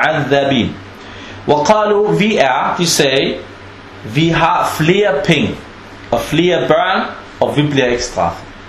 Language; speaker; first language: Danish; non-native, fluent; Arabic